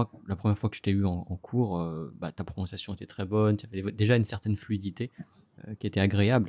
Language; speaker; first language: French; native; French